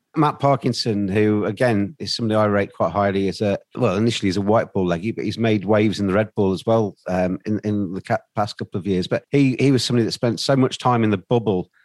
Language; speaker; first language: English; native; English